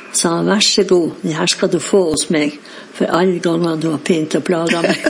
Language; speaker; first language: Norwegian; native; Norwegian